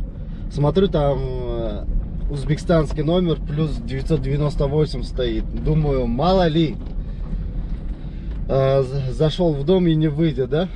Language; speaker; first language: Russian; non-native, local second language; Kyrgyz